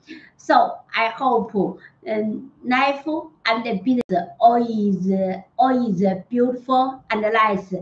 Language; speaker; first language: English; non-native, learner; Chinese